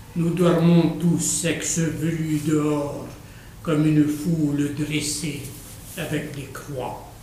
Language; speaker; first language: French; non-native, local second language; Arabic